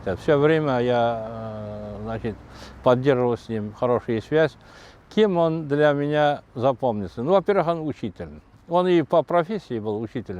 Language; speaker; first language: Russian; non-native, local second language; Tatar